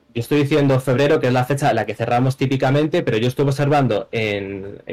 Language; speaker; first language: Spanish; native; Spanish